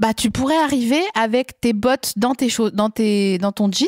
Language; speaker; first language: French; native; French